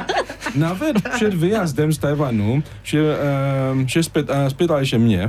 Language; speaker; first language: Polish; non-native, fluent; Chinese